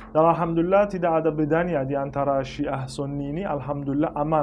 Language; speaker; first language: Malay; non-native, fluent; Persian